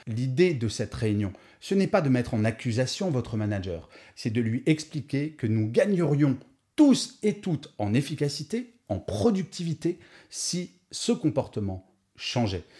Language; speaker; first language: French; native; French